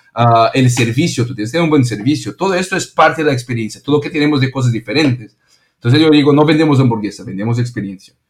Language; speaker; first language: Spanish; non-native, fluent; Portuguese